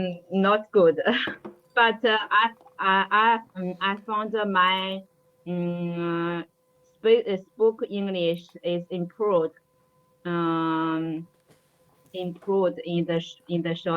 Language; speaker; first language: English; non-native, learner; Chinese